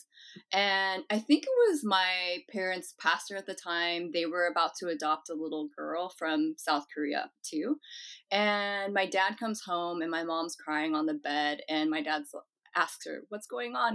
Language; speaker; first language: English; native; English